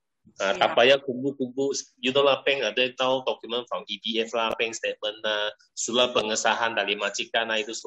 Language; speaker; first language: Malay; non-native, local second language; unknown